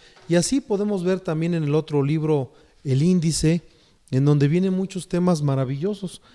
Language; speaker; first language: Spanish; native; Spanish